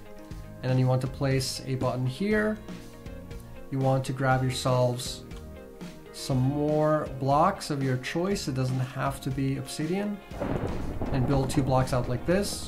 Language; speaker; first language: English; native; English